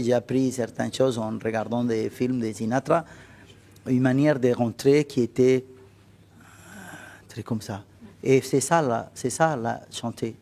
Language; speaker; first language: French; non-native, fluent; Spanish